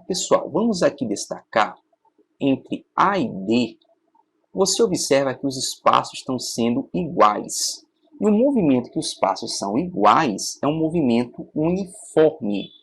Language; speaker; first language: Portuguese; native; Portuguese